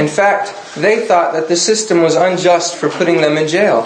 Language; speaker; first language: English; native; English